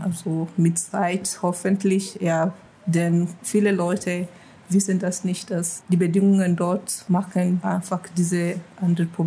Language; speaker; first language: German; non-native, fluent; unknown